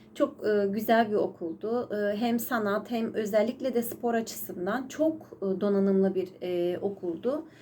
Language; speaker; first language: Turkish; native; Turkish